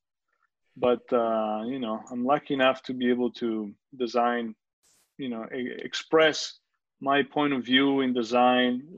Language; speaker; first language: English; non-native, fluent; Italian